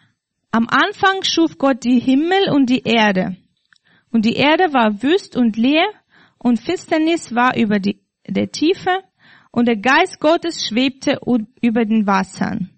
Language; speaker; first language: German; non-native, fluent; Russian